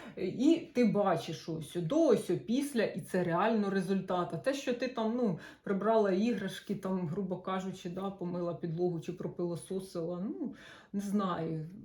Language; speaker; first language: Ukrainian; non-native, local second language; Russian